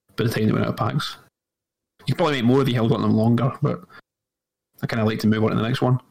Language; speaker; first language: English; native; English